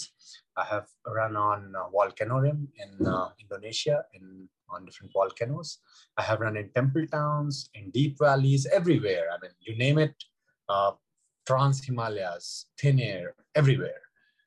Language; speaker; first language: English; non-native, local second language; Hindi